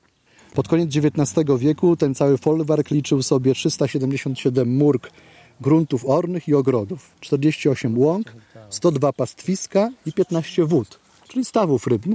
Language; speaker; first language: Polish; native; Polish